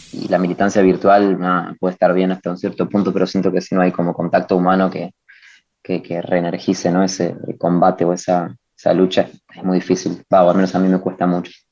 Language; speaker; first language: Spanish; native; Spanish